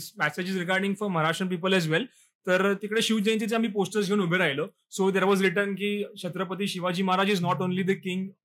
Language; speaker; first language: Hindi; non-native, local second language; Marathi